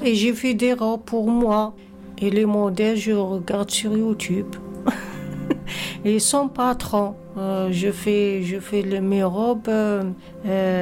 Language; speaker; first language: French; non-native, learner; Arabic